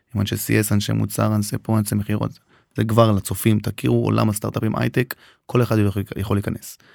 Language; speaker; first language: Hebrew; native; Hebrew